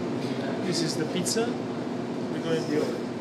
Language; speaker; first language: English; non-native, fluent; Italian